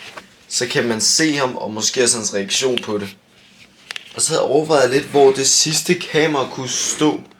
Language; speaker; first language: Danish; native; Danish